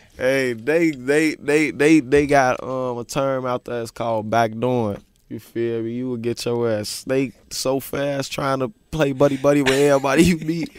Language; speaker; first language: English; native; English